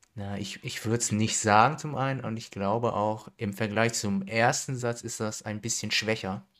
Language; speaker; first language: German; native; German